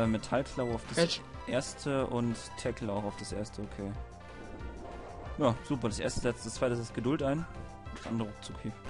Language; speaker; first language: German; native; German